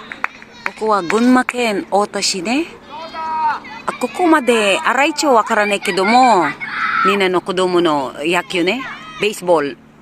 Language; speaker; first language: Japanese; non-native, learner; Filipino